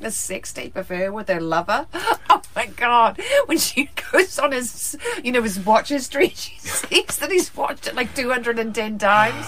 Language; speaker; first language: English; native; English